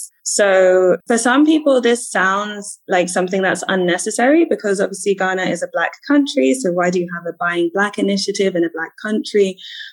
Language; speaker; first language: English; native; English